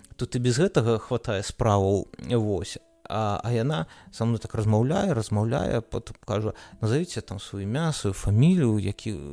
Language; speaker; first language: Belarusian; non-native, local second language; Russian